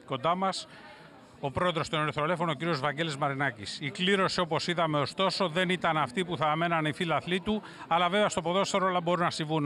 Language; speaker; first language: Greek; native; Greek